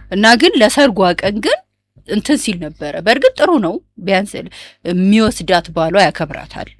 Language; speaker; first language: Amharic; native; Amharic